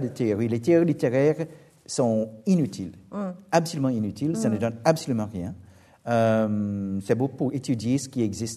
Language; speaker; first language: French; non-native, fluent; English